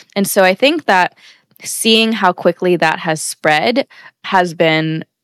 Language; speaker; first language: English; native; English